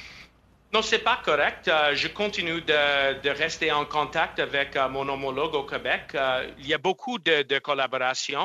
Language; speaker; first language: French; non-native, learner; English